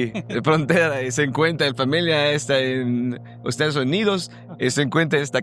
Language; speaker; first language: Spanish; non-native, learner; Arabic